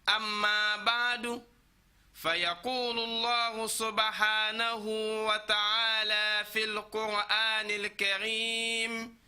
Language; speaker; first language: Arabic; non-native, fluent; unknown